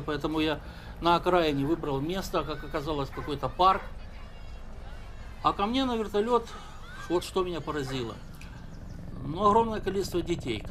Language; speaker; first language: Russian; native; Russian